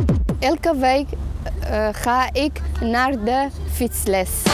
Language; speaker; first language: Dutch; non-native, learner; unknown